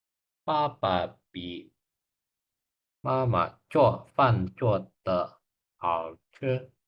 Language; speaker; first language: Chinese; non-native, learner; Indonesian